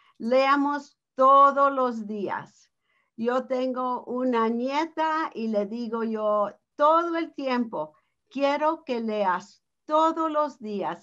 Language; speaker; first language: Spanish; early bilingual, heritage; Spanish